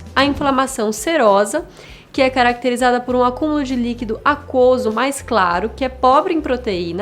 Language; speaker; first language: Portuguese; native; Portuguese